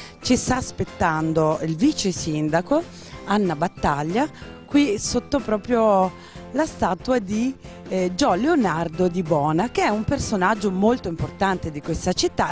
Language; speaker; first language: Italian; native; Italian